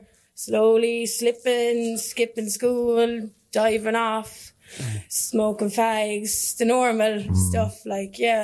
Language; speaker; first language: English; native; English